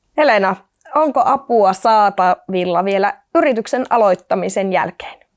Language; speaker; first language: Finnish; native; Finnish